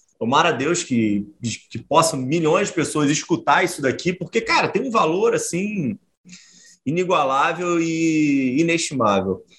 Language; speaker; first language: Portuguese; native; Portuguese